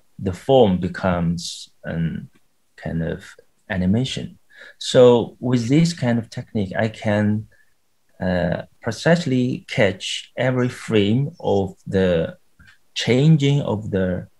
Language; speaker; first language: English; non-native, fluent; Chinese